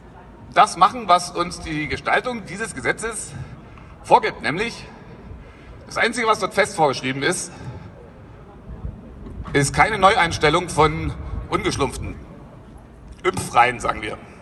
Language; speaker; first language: German; native; German